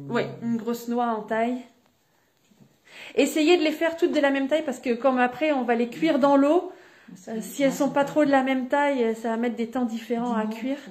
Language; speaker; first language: French; native; French